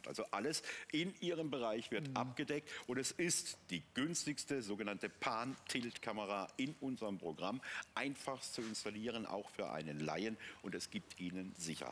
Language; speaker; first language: German; native; German